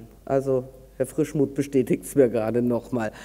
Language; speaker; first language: German; native; German